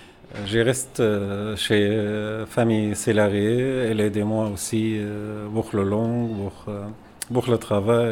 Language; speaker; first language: French; non-native, learner; Arabic